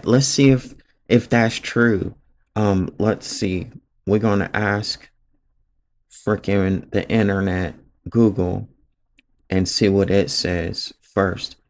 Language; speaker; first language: English; native; English